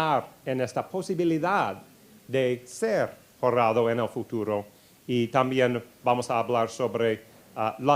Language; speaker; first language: Spanish; non-native, learner; English